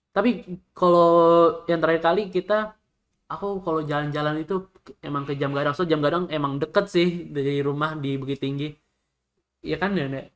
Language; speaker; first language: Indonesian; native; Indonesian